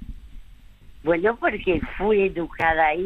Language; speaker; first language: Spanish; early bilingual, other home language; French